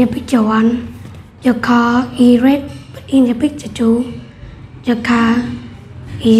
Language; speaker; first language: English; non-native, learner; Vietnamese